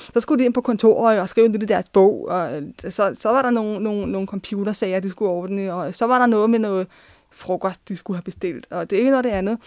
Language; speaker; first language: Danish; early bilingual, other home language; Turkish